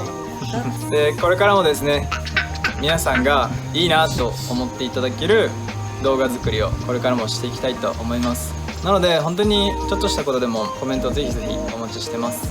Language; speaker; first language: Japanese; native; Japanese